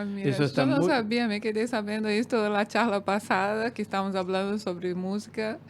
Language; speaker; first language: Spanish; non-native, fluent; Portuguese